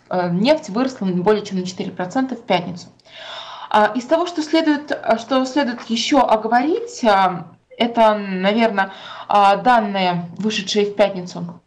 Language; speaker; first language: Russian; native; Russian